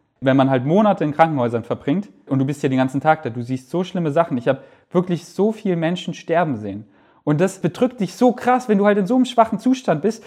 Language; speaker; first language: German; native; German